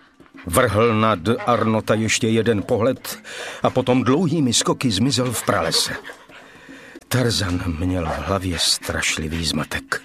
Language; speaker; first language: Czech; native; Czech